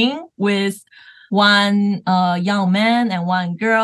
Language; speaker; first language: English; non-native, fluent; Chinese